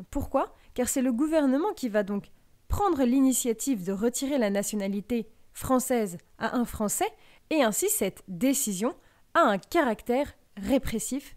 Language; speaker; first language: French; native; French